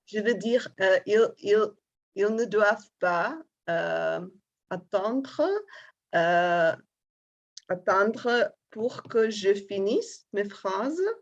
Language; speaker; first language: French; non-native, fluent; Czech